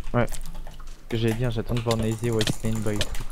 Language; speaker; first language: French; native; French